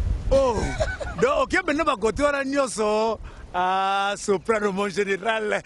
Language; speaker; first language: French; non-native, local second language; Lingala